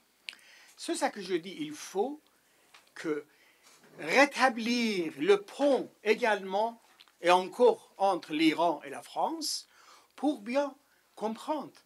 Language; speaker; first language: French; non-native, fluent; Persian